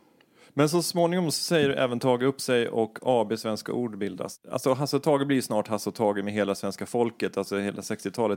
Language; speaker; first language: Swedish; native; Swedish